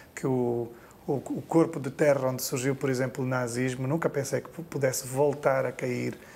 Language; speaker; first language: Portuguese; native; Portuguese